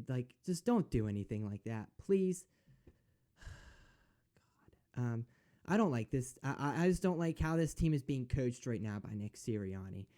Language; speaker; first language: English; native; English